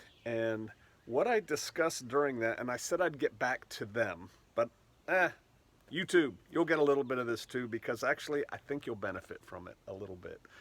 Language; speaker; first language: English; native; English